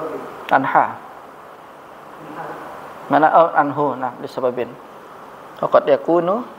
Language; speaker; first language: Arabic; non-native, fluent; Indonesian